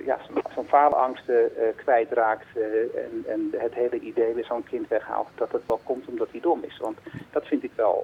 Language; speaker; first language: Dutch; native; Dutch